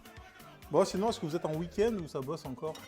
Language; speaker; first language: French; native; French